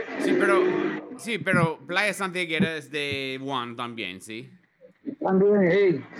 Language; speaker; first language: Spanish; non-native, learner; English